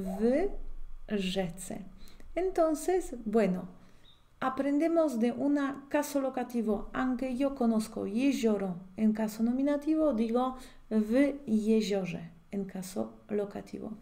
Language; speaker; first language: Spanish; non-native, fluent; Polish